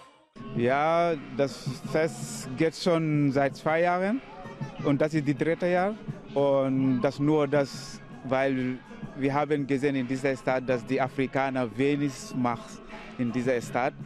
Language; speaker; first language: German; non-native, learner; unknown